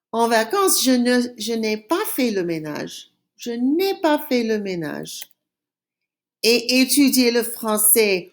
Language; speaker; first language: French; non-native, fluent; English